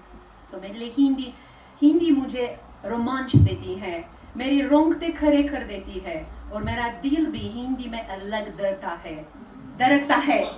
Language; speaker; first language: Hindi; non-native, fluent; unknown